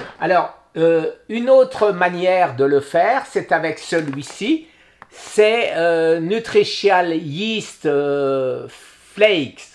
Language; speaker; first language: French; native; French